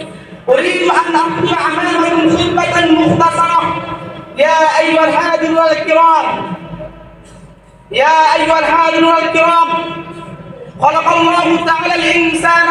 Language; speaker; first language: Arabic; non-native, learner; Bangla